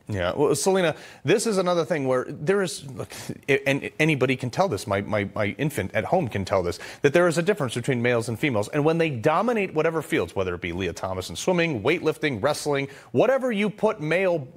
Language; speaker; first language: English; native; English